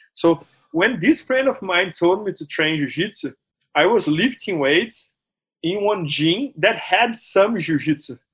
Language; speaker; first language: English; non-native, fluent; Portuguese